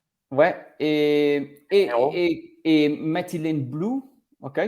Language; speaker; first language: French; non-native, learner; Portuguese